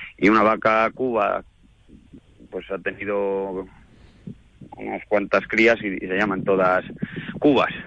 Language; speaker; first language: Spanish; native; Spanish